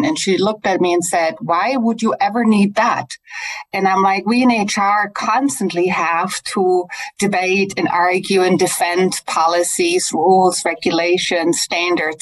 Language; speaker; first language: English; non-native, fluent; German